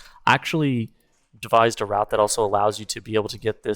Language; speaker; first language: English; native; English